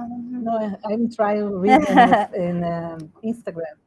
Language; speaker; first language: English; non-native, learner; Portuguese